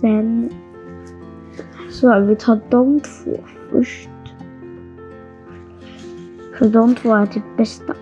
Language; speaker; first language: Swedish; non-native, fluent; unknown